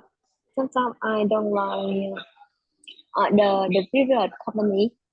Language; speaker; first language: English; non-native, learner; Vietnamese